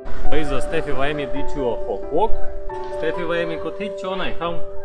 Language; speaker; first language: Vietnamese; non-native, learner; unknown